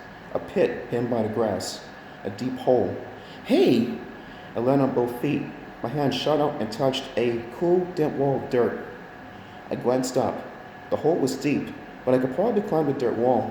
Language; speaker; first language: English; native; English